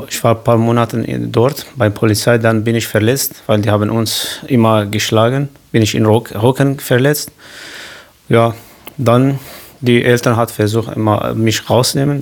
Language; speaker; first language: German; non-native, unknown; Kurdish